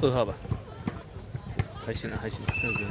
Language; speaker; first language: Chinese; native; Chinese